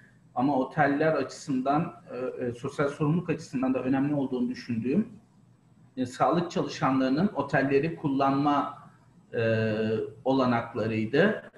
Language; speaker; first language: Turkish; native; Turkish